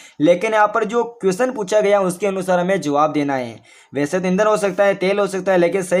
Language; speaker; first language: Hindi; native; Hindi